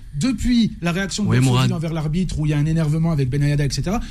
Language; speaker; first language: French; non-native, local second language; Arabic